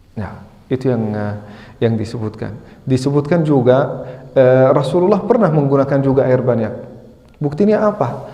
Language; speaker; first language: Indonesian; non-native, fluent; Arabic